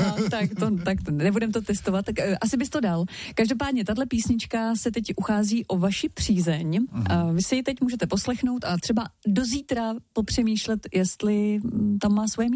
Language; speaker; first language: Czech; native; Czech